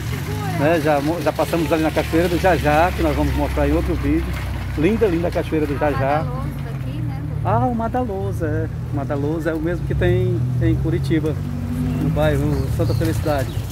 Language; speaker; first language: Portuguese; native; Portuguese